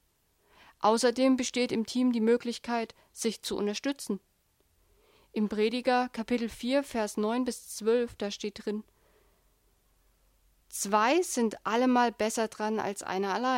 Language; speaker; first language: German; native; German